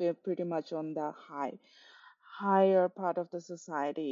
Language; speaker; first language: English; non-native, local second language; Nepali